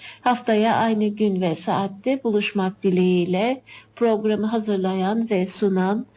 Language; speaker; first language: Turkish; native; Turkish